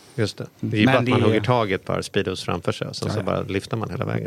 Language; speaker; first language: Swedish; native; Swedish